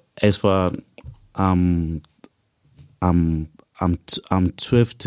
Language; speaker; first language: German; non-native, learner; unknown